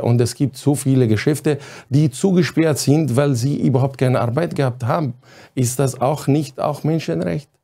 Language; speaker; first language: German; non-native, fluent; Arabic